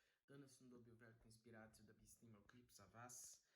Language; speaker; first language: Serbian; non-native, learner; Portuguese